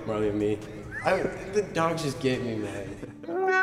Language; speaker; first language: English; early bilingual, other home language; Portuguese